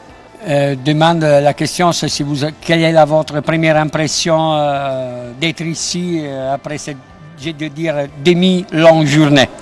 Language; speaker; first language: French; non-native, fluent; Italian